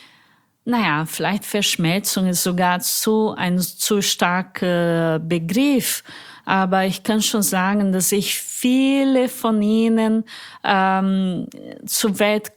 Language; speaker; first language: German; non-native, fluent; Portuguese